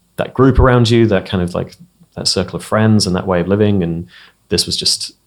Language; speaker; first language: English; native; English